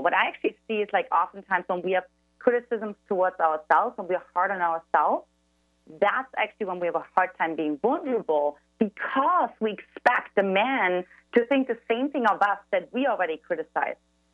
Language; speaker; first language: English; non-native, fluent; German